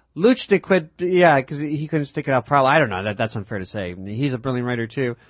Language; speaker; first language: English; native; English